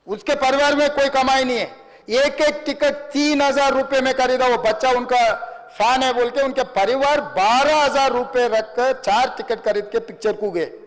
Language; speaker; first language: Hindi; non-native, local second language; Telugu